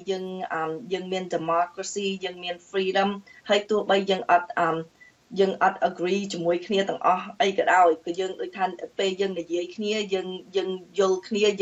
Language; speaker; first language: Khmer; early bilingual, heritage; Khmer